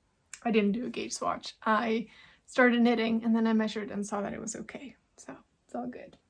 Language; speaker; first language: English; non-native, fluent; Norwegian